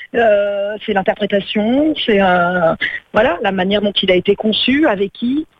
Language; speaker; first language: French; native; French